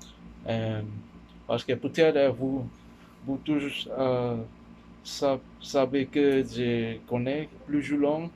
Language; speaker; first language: French; non-native, learner; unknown